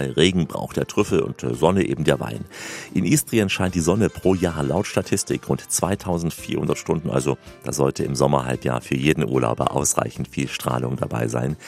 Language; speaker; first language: German; native; German